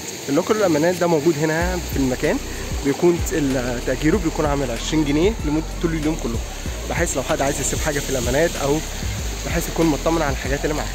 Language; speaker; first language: Arabic; native; Arabic